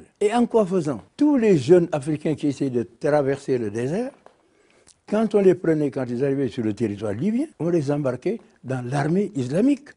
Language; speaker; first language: French; non-native, local second language; Wolof